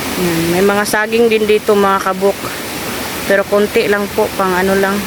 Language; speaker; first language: Filipino; non-native, local second language; Cebuano